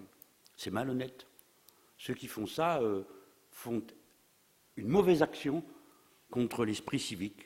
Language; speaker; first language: French; native; French